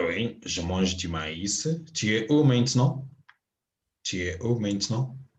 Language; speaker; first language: French; non-native, fluent; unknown